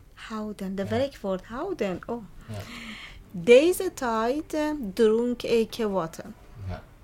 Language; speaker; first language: Dutch; non-native, learner; Persian